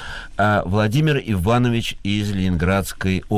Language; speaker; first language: Russian; native; Russian